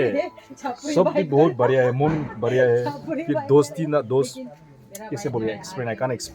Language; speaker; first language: Hindi; non-native, local second language; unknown